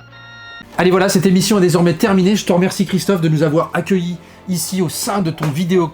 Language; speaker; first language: French; native; French